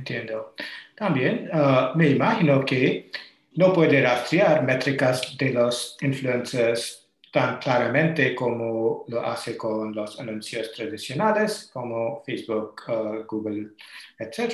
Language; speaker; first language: Spanish; non-native, learner; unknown